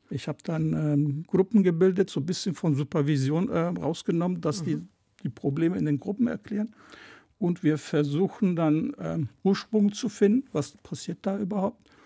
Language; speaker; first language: German; early bilingual, other home language; Turkish